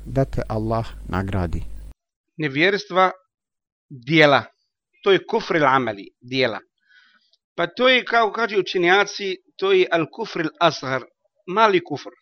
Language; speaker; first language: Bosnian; non-native, learner; Arabic